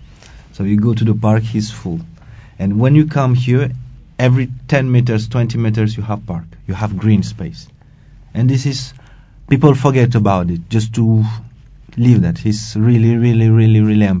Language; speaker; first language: English; non-native, local second language; Wolof